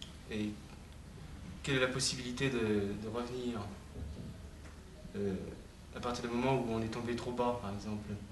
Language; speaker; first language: French; native; French